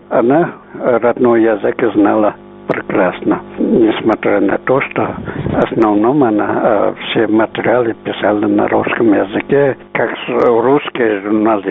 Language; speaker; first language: Russian; non-native, local second language; Uzbek